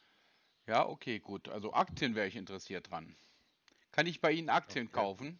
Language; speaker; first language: German; native; German